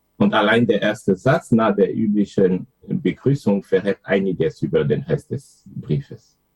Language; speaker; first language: German; non-native, fluent; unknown